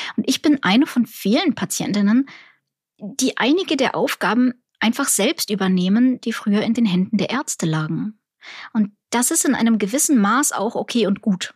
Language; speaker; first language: German; early bilingual, other home language; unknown